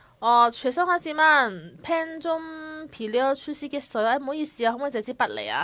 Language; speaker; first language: Korean; non-native, learner; Cantonese